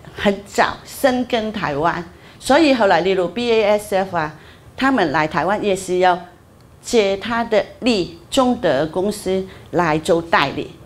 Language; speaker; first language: Chinese; non-native, fluent; Cantonese